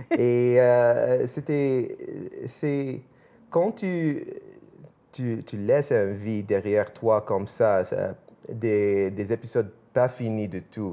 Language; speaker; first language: French; non-native, fluent; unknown